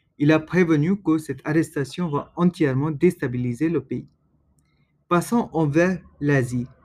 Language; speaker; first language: French; non-native, learner; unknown